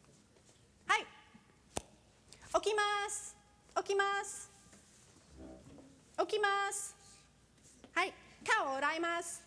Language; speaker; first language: Japanese; non-native, fluent; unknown